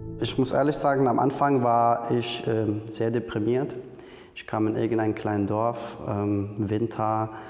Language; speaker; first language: German; non-native, fluent; Arabic